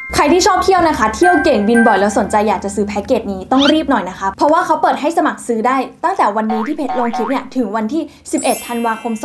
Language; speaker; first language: Thai; native; Thai